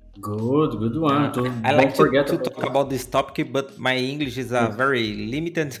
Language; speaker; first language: English; non-native, learner; Portuguese